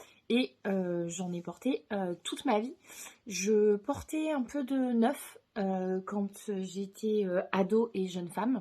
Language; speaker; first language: French; native; French